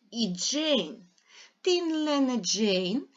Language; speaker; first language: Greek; non-native, fluent; Ukrainian